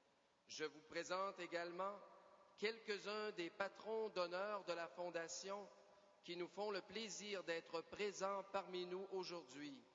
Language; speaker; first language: French; native; French